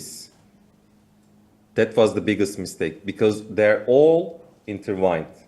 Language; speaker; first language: English; non-native, fluent; Turkish